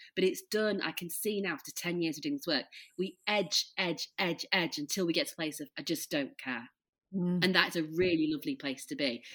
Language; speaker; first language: English; native; English